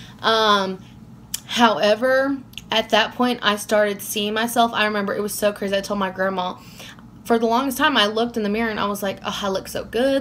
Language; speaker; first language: English; native; English